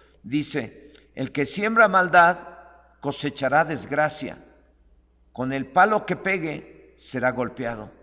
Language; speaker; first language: Spanish; native; Spanish